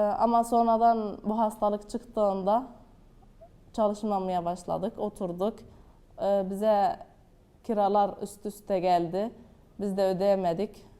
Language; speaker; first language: Turkish; non-native, fluent; Arabic